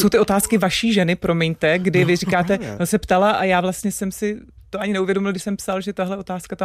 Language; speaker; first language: Czech; native; Czech